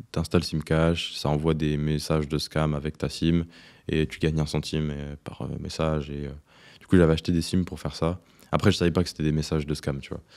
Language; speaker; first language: French; native; French